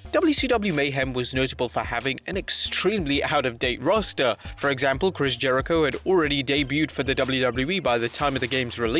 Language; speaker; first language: English; native; English